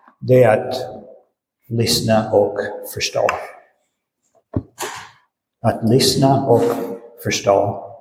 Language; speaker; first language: Swedish; non-native, fluent; English